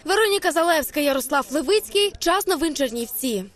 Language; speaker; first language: Ukrainian; native; Ukrainian